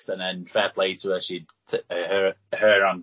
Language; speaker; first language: English; non-native, local second language; Welsh